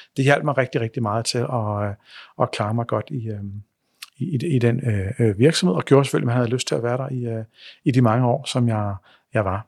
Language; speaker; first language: Danish; native; Danish